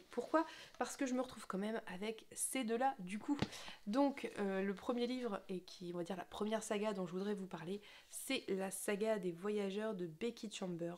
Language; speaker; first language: French; native; French